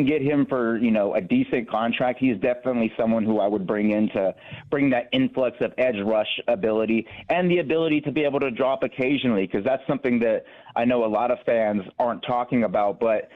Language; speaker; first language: English; native; English